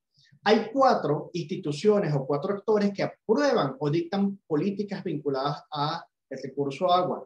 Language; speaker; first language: Spanish; native; Spanish